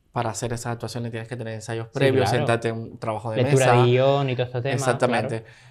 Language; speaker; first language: Spanish; native; Spanish